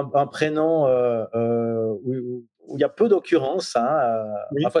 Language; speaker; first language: French; native; French